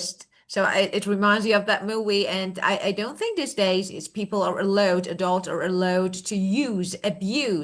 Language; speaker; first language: English; non-native, fluent; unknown